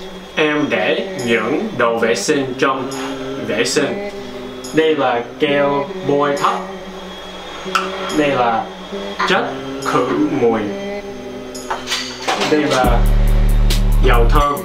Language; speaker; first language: Vietnamese; early bilingual, heritage; Vietnamese